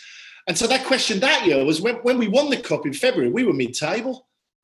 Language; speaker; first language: English; native; English